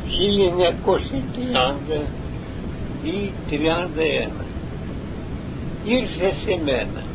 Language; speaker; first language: Greek; non-native, learner; Russian